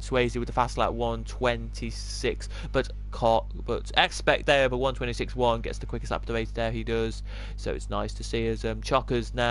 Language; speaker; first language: English; native; English